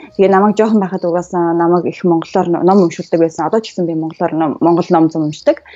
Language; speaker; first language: Mongolian; early bilingual, heritage; Mongolian